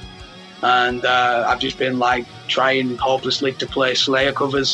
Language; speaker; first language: English; native; English